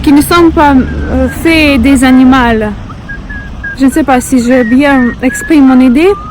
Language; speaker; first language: French; non-native, learner; Russian